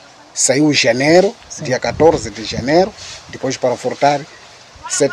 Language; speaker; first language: Portuguese; non-native, local second language; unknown